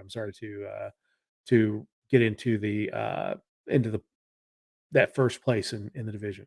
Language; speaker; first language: English; native; English